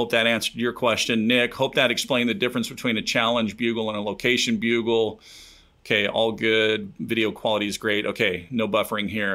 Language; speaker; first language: English; native; English